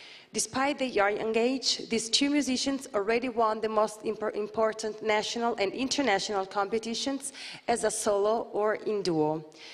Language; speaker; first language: English; non-native, fluent; Italian